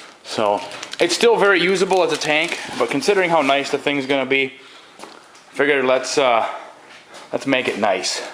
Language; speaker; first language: English; native; English